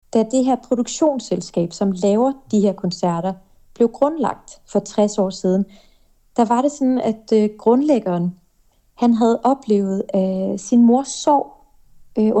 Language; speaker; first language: Danish; native; Danish